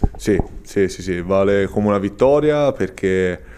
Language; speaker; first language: Italian; native; Italian